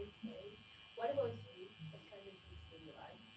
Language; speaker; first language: English; non-native, fluent; Ukrainian